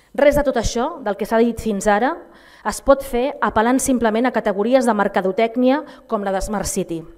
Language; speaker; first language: Catalan; native; Catalan